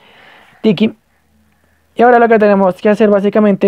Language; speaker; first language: Spanish; native; Spanish